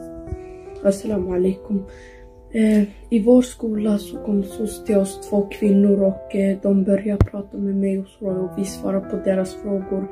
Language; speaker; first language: Swedish; early bilingual, other home language; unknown